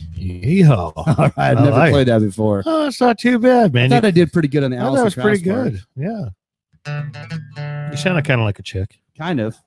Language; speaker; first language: English; native; English